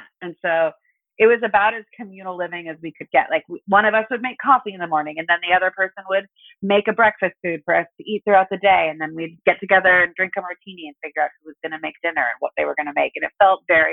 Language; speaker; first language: English; native; English